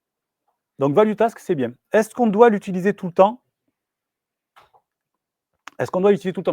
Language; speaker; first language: French; native; French